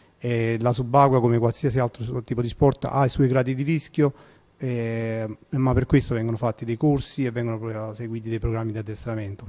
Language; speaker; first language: Italian; native; Italian